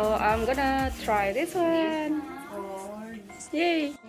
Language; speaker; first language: English; non-native, learner; Indonesian